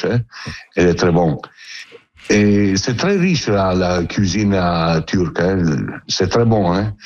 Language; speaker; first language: French; non-native, learner; Italian